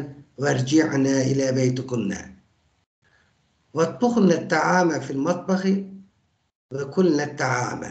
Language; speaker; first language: Arabic; non-native, fluent; Turkish